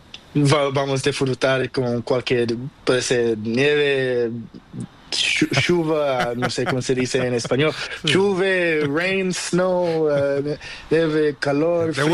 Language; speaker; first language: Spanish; non-native, learner; Portuguese